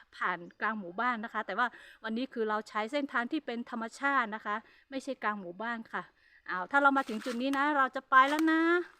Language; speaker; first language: Thai; non-native, local second language; Hmong